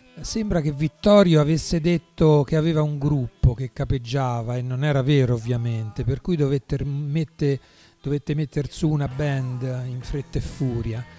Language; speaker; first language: Italian; native; Italian